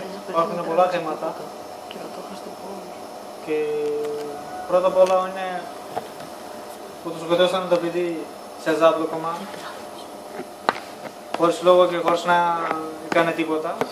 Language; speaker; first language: Greek; non-native, learner; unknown